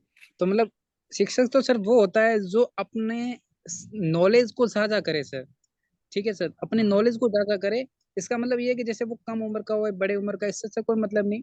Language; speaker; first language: Hindi; native; Hindi